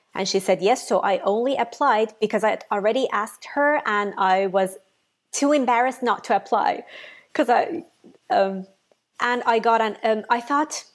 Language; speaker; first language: English; non-native, fluent; Persian